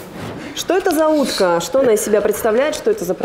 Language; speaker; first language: Russian; native; Russian